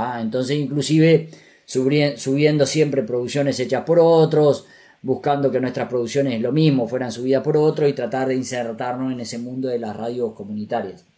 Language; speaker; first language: Spanish; native; Spanish